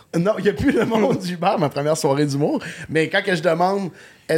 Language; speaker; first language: French; native; French